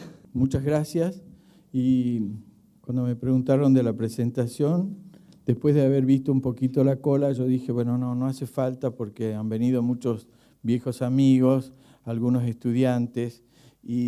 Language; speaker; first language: Spanish; native; Spanish